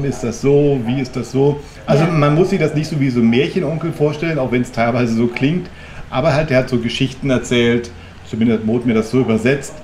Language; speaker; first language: German; native; German